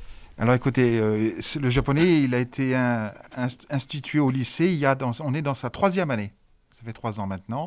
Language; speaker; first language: French; native; French